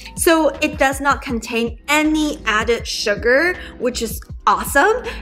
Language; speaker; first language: English; non-native, fluent; Chinese